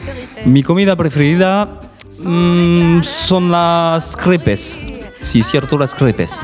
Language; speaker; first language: Spanish; non-native, learner; French